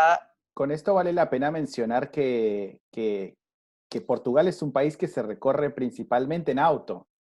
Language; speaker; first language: Spanish; native; Spanish